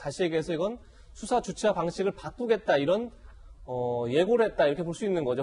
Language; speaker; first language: Korean; native; Korean